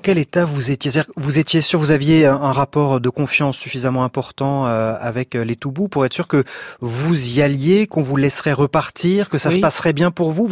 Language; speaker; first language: French; native; French